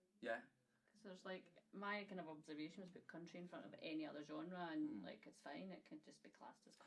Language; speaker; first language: English; native; English